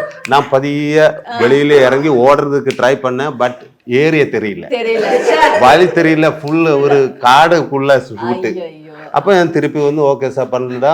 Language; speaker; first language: Tamil; non-native, learner; Malayalam